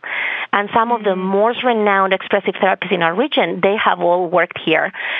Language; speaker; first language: English; non-native, fluent; Spanish